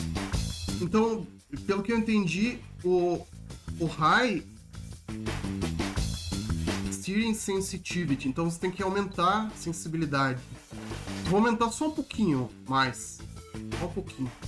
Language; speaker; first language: Portuguese; native; Portuguese